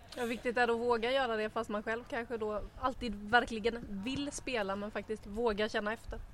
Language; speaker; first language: Swedish; native; Swedish